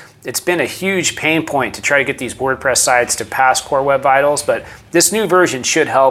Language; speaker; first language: English; native; English